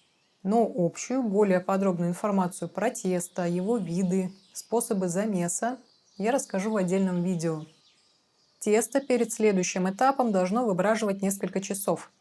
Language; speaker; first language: Russian; native; Russian